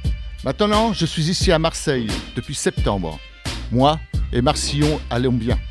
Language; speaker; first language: French; non-native, learner; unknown